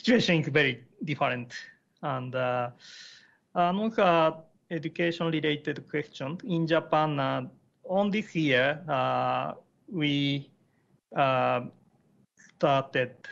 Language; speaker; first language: English; non-native, learner; Japanese